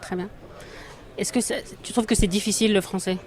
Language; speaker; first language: French; native; French